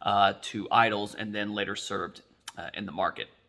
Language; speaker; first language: English; native; English